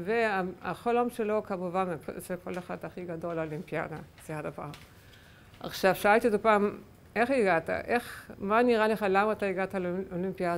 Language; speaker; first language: Hebrew; non-native, fluent; German